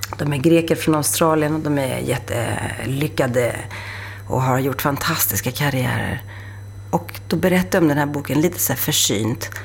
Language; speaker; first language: Swedish; early bilingual, other home language; Greek